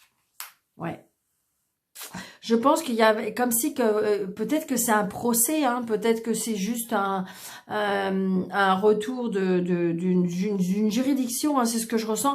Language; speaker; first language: French; native; French